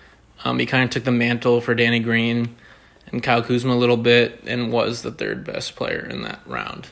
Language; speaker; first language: English; native; English